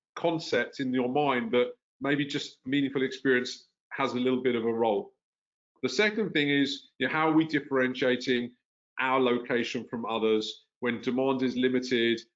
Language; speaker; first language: English; native; English